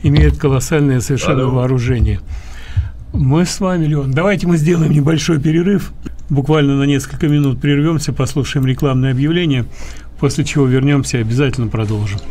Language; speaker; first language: Russian; native; Russian